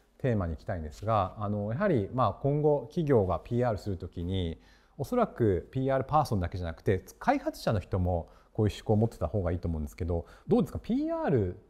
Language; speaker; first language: Japanese; native; Japanese